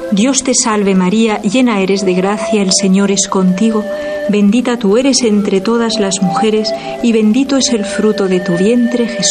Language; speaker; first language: Spanish; native; Spanish